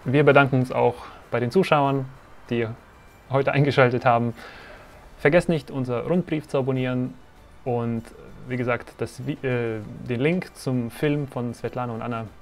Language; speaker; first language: German; native; German